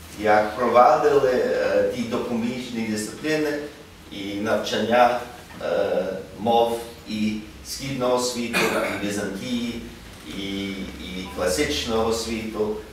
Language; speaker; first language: Ukrainian; early bilingual, heritage; English